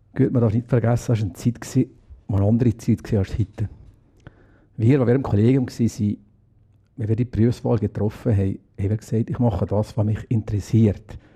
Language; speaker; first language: German; native; German